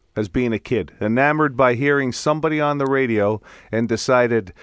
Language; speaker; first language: English; non-native, fluent; Italian